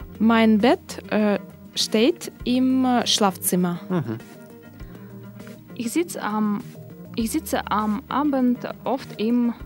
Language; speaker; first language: German; non-native, learner; Russian